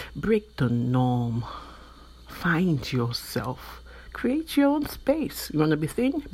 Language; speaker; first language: English; non-native, local second language; Yoruba